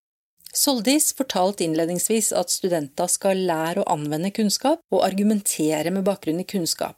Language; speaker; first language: Norwegian; native; Norwegian